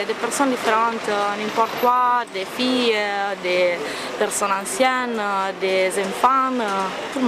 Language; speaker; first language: French; non-native, learner; Italian